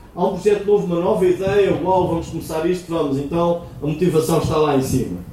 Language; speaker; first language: Portuguese; native; Portuguese